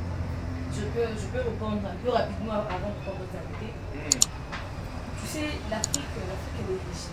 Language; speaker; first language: French; non-native, local second language; Lingala